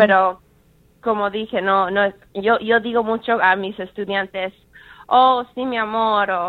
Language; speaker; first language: Spanish; early bilingual, heritage; Spanish